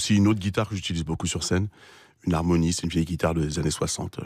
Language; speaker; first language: French; native; French